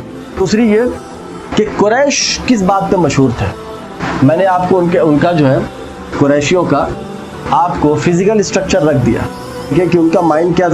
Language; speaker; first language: Urdu; native; Urdu